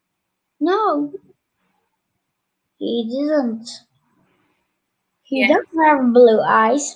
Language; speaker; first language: English; non-native, learner; Turkish